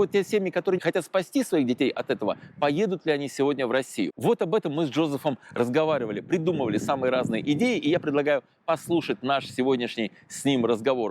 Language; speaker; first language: Russian; native; Russian